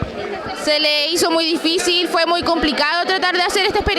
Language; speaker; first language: Spanish; native; Spanish